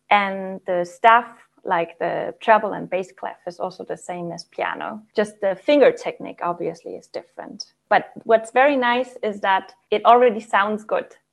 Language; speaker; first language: English; non-native, fluent; German